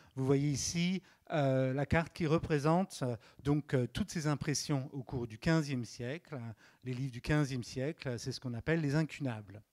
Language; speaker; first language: French; native; French